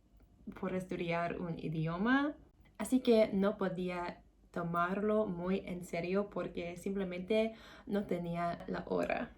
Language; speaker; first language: Spanish; non-native, learner; English